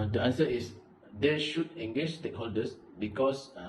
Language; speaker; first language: English; non-native, local second language; Malay